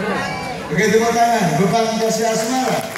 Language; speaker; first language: Indonesian; native; Indonesian